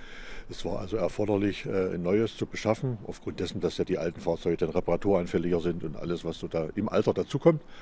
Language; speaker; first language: German; native; German